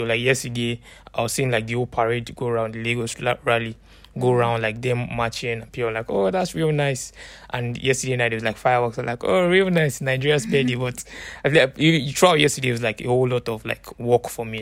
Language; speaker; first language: English; non-native, local second language; Yoruba